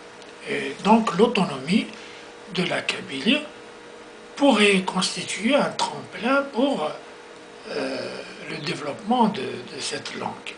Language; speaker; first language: French; non-native, local second language; Kabyle